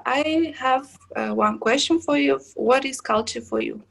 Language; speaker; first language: English; non-native, fluent; Kazakh